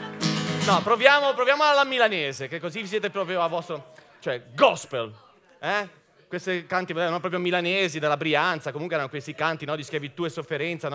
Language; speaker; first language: Italian; native; Italian